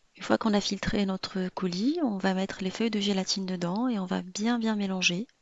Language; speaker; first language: French; non-native, local second language; Arabic